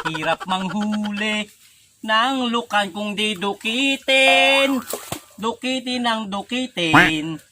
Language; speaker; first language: Filipino; native; Filipino